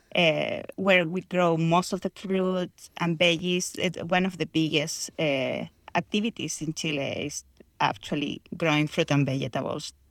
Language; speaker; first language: English; non-native, fluent; Spanish